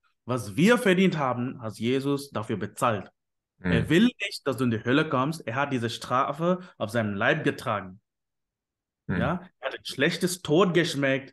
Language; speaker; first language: German; non-native, fluent; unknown